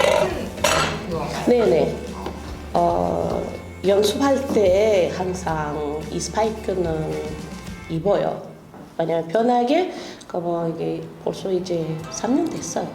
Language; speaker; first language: Korean; non-native, learner; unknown